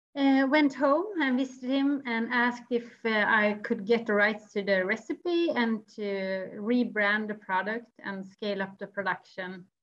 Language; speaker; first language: English; non-native, fluent; Swedish